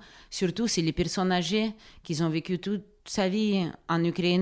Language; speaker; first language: French; non-native, fluent; Russian